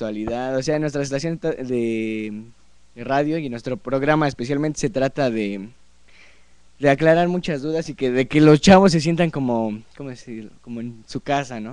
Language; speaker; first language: Spanish; native; Spanish